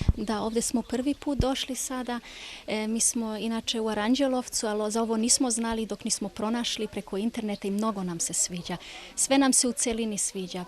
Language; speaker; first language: Bosnian; early bilingual, heritage; Serbian